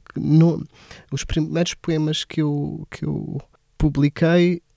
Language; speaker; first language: Portuguese; native; Portuguese